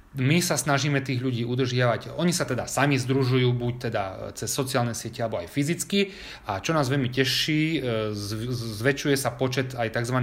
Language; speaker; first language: Slovak; early bilingual, heritage; Slovak